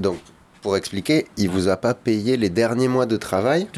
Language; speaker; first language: French; native; French